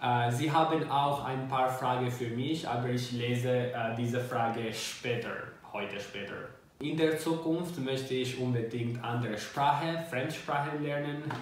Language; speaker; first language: German; non-native, learner; Albanian